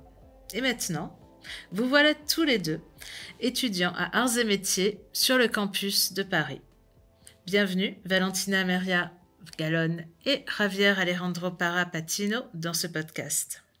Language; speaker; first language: French; native; French